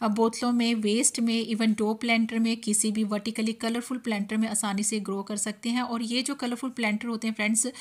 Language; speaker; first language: Hindi; non-native, local second language; Punjabi